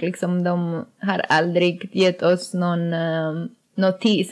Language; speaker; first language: Swedish; non-native, learner; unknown